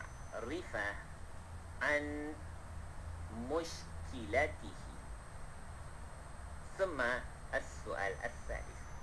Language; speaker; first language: Arabic; non-native, fluent; Malay